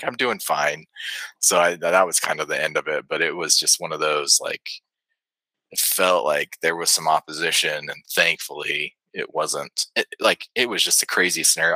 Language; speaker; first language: English; native; English